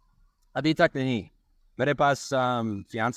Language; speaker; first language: Hindi; non-native, learner; English